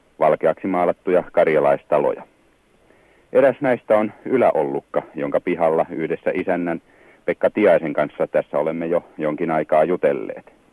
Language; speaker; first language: Finnish; native; Finnish